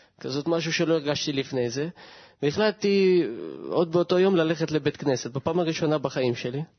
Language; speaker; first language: Hebrew; early bilingual, other home language; Russian